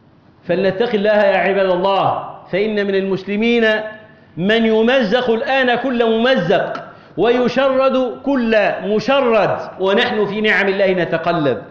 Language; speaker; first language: Arabic; native; Arabic